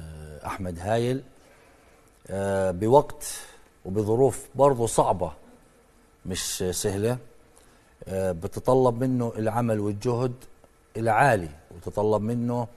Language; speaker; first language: Arabic; native; Arabic